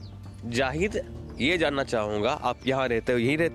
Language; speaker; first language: Hindi; native; Hindi